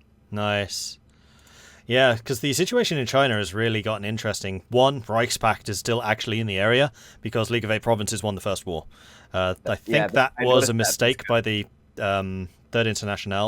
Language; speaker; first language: English; native; English